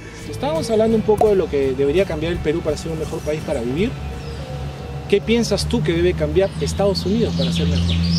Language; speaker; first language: Spanish; native; Spanish